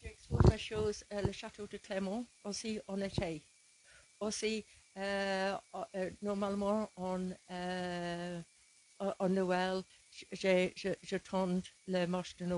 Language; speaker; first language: French; non-native, learner; English